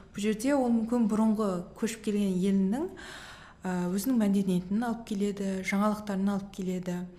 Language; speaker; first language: Kazakh; early bilingual, heritage; Kazakh